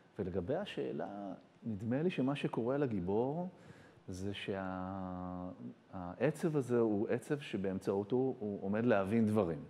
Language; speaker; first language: Hebrew; native; Hebrew